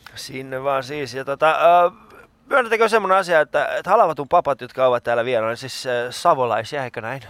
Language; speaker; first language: Finnish; native; Finnish